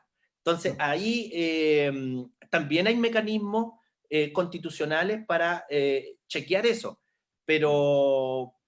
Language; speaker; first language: Spanish; native; Spanish